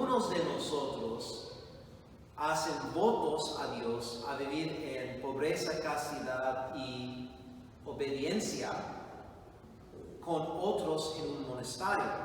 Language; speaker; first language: Spanish; non-native, fluent; English